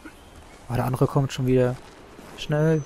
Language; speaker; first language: German; native; German